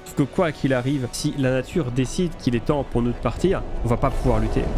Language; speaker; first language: French; native; French